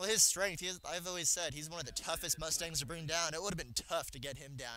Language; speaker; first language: English; native; English